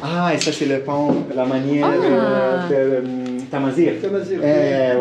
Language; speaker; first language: French; non-native, fluent; English